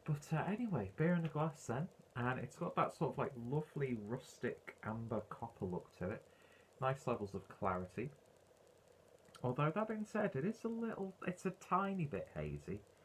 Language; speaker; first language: English; native; English